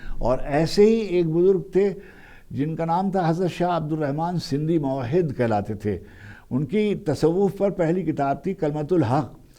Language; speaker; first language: Urdu; native; Urdu